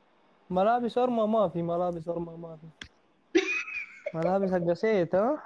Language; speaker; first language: Arabic; non-native, learner; Oromo